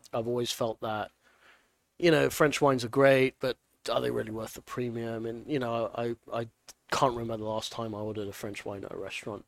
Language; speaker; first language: English; native; English